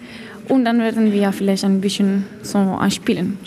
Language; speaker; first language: German; non-native, fluent; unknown